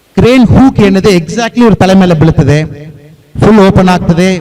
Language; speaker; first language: Kannada; non-native, local second language; Tamil